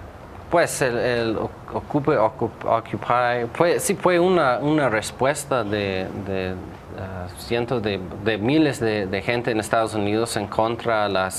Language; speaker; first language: Spanish; non-native, fluent; English